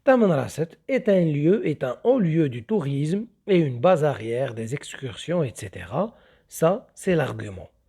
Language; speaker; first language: French; non-native, local second language; Arabic